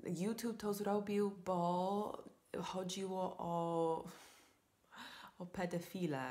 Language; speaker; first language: Polish; non-native, fluent; English